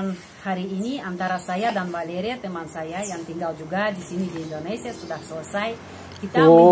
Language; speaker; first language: Indonesian; non-native, fluent; Russian